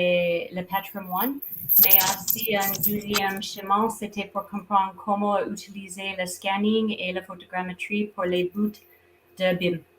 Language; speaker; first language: French; non-native, fluent; English